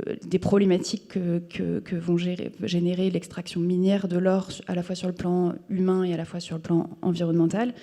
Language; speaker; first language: French; native; French